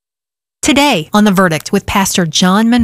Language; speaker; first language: English; native; English